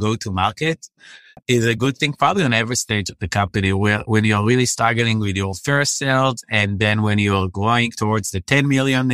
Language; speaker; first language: English; non-native, fluent; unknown